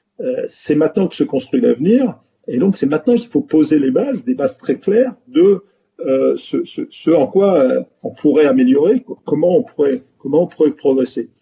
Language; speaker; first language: French; native; French